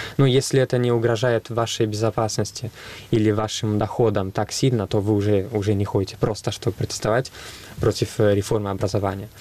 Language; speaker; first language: Russian; non-native, fluent; Italian